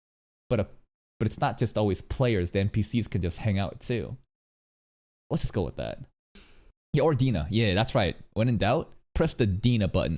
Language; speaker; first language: English; native; English